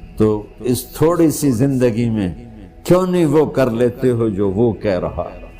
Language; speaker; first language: Urdu; non-native, local second language; Punjabi